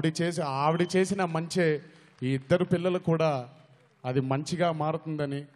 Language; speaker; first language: Telugu; native; Telugu